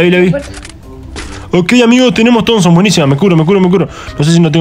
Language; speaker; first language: Spanish; native; Spanish